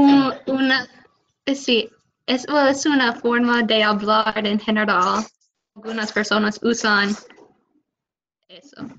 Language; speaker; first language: Spanish; non-native, fluent; English